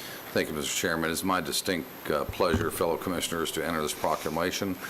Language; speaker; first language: English; native; English